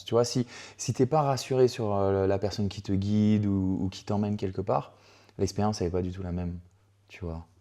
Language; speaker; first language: French; native; French